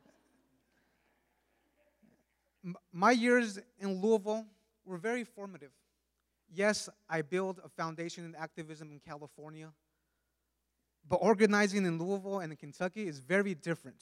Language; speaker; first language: English; early bilingual, other home language; Spanish